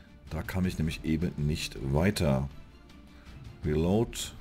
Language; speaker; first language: German; native; German